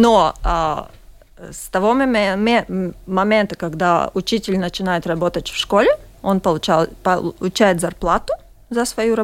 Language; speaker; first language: Russian; non-native, local second language; Latvian